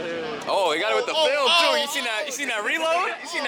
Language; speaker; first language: English; native; English